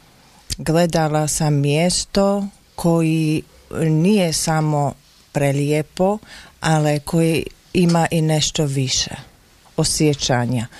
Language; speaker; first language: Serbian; non-native, learner; Slovak